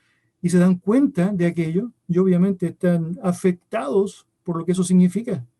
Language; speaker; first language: Spanish; native; Spanish